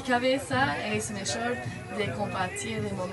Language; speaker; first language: Spanish; non-native, learner; French